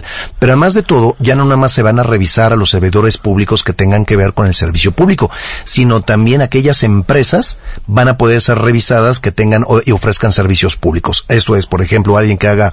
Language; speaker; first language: Spanish; native; Spanish